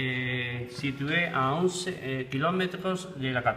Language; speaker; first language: French; non-native, learner; Spanish